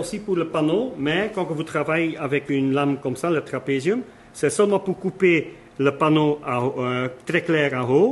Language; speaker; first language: French; non-native, local second language; Dutch